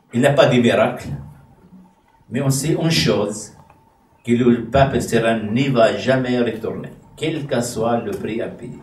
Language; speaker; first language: French; non-native, fluent; Arabic